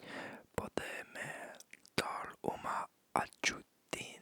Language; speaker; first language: Portuguese; non-native, learner; English